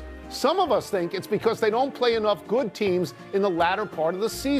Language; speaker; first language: English; native; English